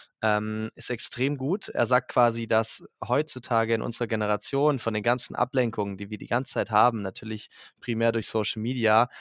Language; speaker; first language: German; native; German